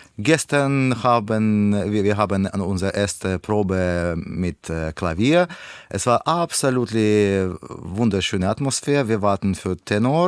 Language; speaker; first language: German; non-native, learner; Russian